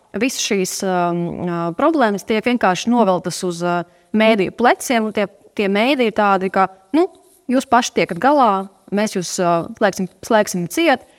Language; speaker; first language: Latvian; non-native, local second language; Russian